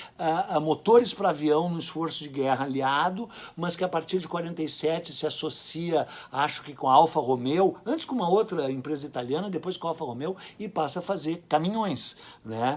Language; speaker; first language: Portuguese; native; Portuguese